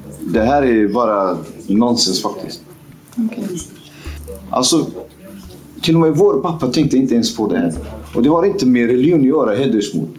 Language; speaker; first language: Swedish; non-native, fluent; Kurdish